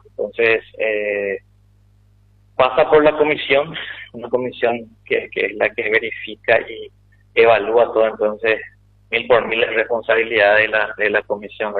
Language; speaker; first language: Spanish; native; Spanish